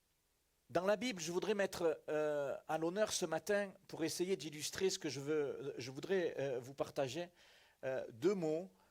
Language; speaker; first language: French; native; French